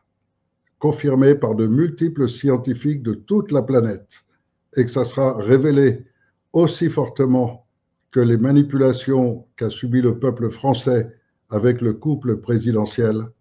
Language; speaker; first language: French; native; French